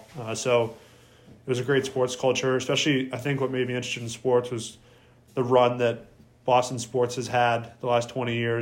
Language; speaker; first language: English; native; English